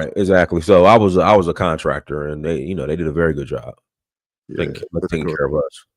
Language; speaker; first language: English; native; English